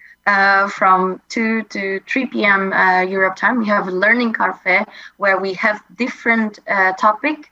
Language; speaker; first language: English; non-native, fluent; Indonesian